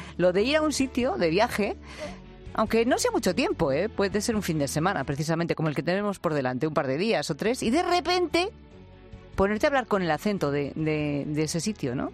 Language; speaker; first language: Spanish; native; Spanish